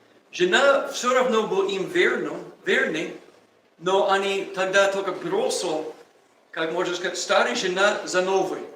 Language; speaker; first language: Russian; non-native, learner; English